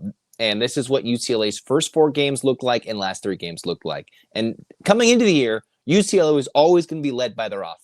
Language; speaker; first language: English; native; English